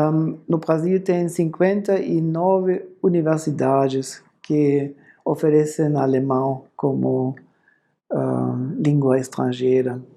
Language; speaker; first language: Portuguese; non-native, fluent; German